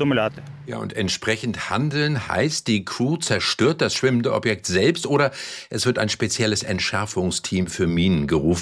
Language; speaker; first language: German; native; German